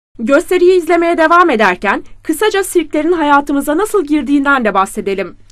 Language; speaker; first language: Turkish; native; Turkish